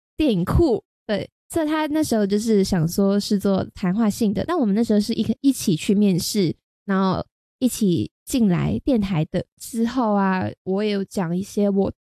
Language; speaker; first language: Chinese; non-native, local second language; Cantonese